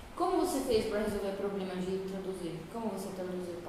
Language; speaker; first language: Portuguese; non-native, fluent; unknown